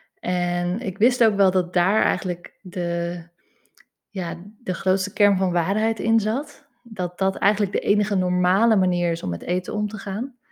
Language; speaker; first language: Dutch; native; Dutch